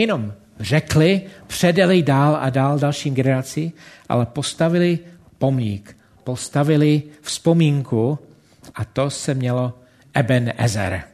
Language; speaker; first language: Czech; non-native, fluent; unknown